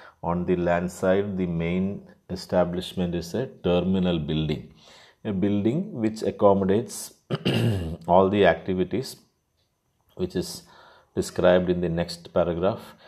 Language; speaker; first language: English; non-native, local second language; Malayalam